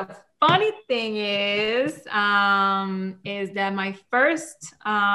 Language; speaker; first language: English; non-native, fluent; Hebrew